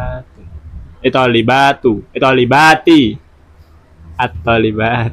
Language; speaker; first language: Arabic; non-native, learner; Indonesian